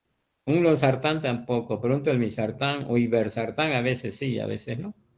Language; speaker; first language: Spanish; native; Spanish